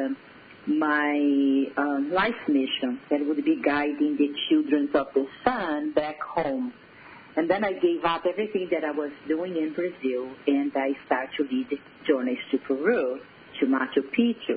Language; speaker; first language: English; non-native, fluent; Portuguese